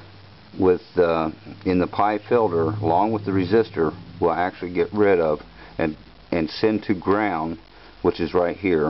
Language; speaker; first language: English; native; English